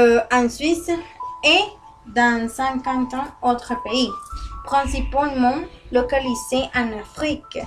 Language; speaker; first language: French; non-native, learner; Spanish